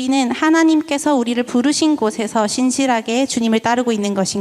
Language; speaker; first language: Korean; native; Korean